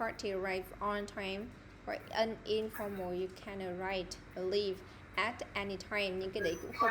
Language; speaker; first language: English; non-native, fluent; Vietnamese